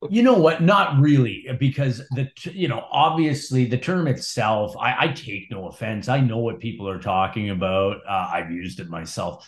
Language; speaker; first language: English; native; English